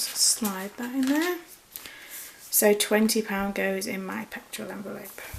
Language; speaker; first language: English; native; English